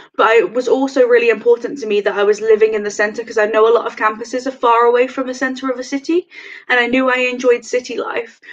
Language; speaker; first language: English; native; English